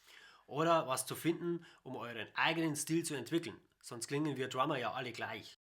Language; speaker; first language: German; native; German